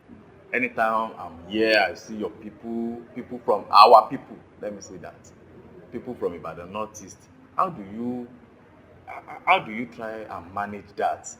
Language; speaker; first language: English; non-native, local second language; Yoruba